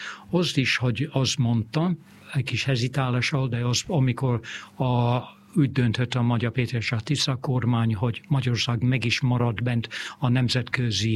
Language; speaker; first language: Hungarian; non-native, fluent; English